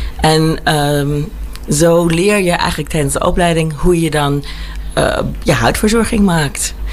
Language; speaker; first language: Dutch; early bilingual, heritage; Dutch